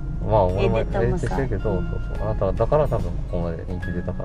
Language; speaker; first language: Japanese; native; Japanese